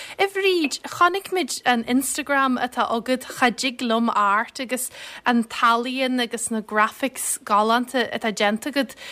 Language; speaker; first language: Irish; native; Irish